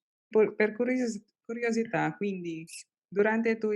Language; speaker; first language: Italian; non-native, learner; English